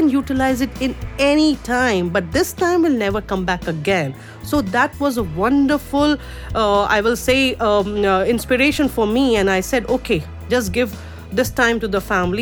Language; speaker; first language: English; non-native, local second language; Urdu